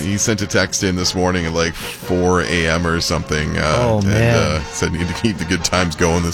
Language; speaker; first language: English; native; English